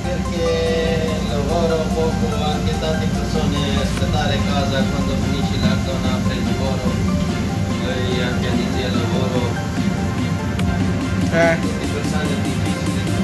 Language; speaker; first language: Italian; non-native, learner; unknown